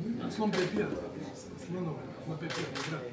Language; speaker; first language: Russian; non-native, learner; Serbian